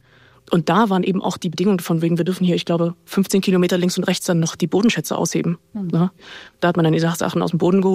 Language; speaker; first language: German; native; German